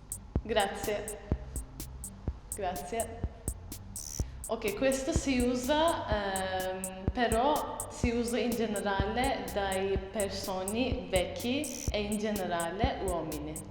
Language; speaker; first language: Italian; non-native, learner; Turkish